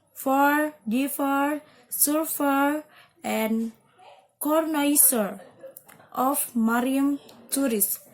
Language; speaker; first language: English; non-native, learner; Indonesian